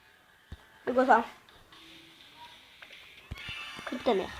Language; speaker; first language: French; native; French